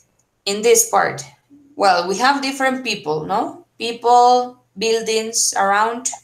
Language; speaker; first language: English; non-native, fluent; Spanish